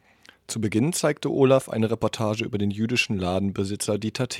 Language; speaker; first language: German; native; German